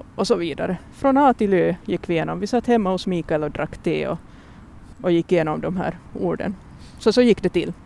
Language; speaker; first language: Swedish; native; Swedish